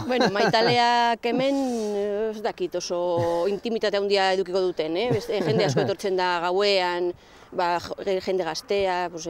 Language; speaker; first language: Basque; non-native, local second language; Spanish